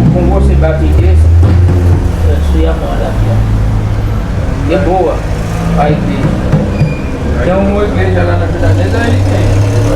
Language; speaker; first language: Portuguese; non-native, learner; Haitian Creole